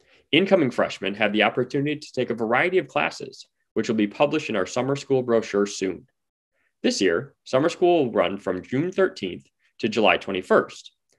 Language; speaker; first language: English; native; English